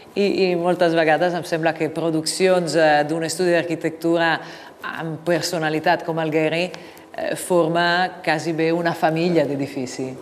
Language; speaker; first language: Catalan; non-native, fluent; Italian